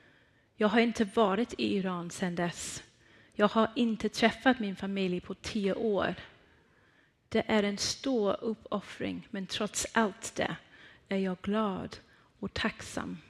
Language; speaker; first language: Swedish; non-native, fluent; Persian